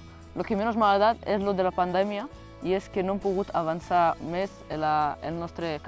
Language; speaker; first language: Catalan; early bilingual, other home language; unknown